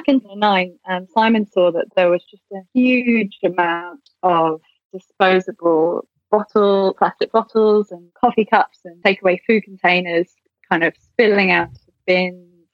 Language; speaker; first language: English; native; English